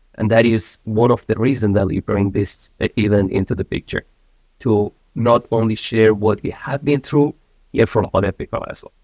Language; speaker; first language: English; non-native, fluent; Persian